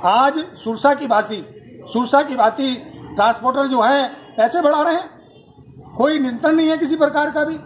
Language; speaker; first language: Hindi; native; Hindi